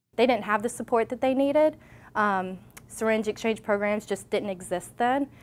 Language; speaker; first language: English; native; English